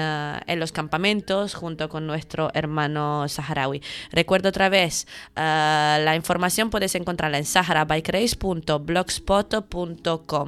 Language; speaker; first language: Spanish; native; Spanish